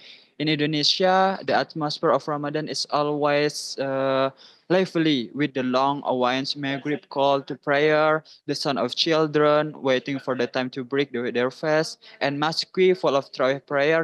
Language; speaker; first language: English; non-native, learner; Indonesian